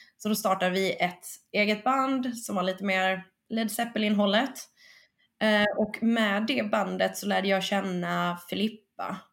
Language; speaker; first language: Swedish; early bilingual, other home language; Spanish